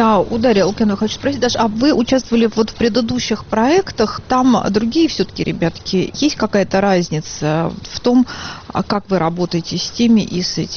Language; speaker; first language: Russian; native; Russian